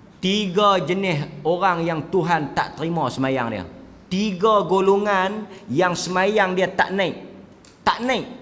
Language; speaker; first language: Malay; native; Malay